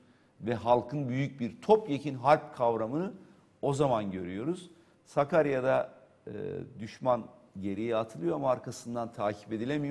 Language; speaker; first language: Turkish; native; Turkish